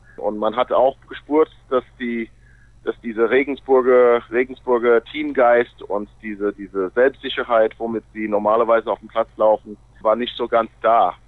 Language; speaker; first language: German; non-native, fluent; English